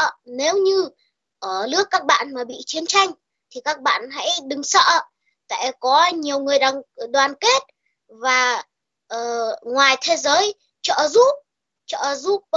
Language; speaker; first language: Vietnamese; early bilingual, heritage; Vietnamese